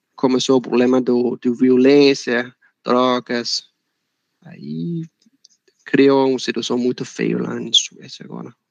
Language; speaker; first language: Portuguese; non-native, fluent; Danish